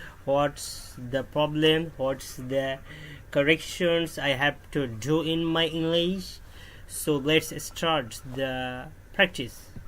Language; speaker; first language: English; non-native, learner; Bangla